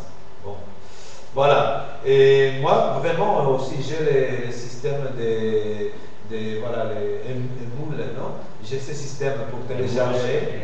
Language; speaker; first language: French; non-native, fluent; Spanish